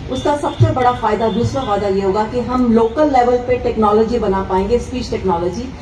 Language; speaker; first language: Hindi; native; Hindi